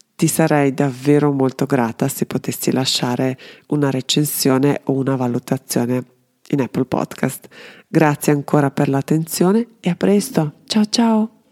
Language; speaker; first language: Italian; non-native, fluent; Serbian